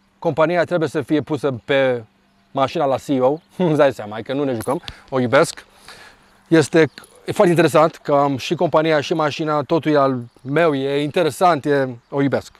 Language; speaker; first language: Romanian; early bilingual, heritage; Romanian